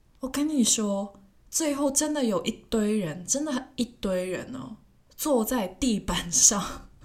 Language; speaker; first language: Chinese; non-native, local second language; Cantonese